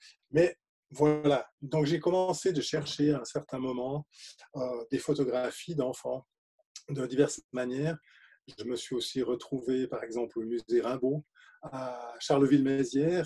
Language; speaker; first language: French; native; French